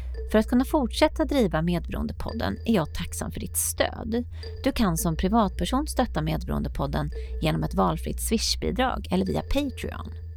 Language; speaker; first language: Swedish; native; Swedish